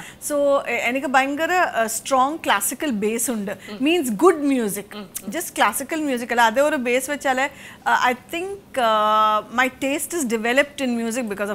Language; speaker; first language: Malayalam; non-native, fluent; Kannada